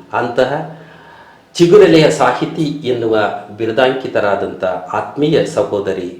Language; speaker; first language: Kannada; native; Kannada